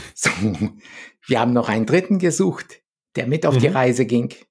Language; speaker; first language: German; early bilingual, other home language; Polish